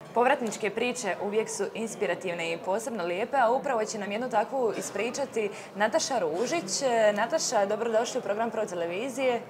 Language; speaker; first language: Croatian; native; Croatian